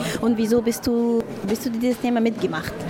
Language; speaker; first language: German; non-native, learner; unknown